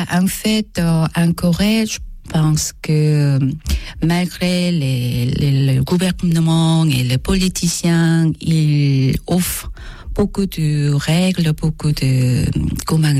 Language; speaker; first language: French; non-native, learner; Korean